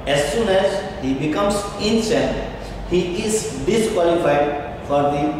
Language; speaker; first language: English; non-native, local second language; Gujarati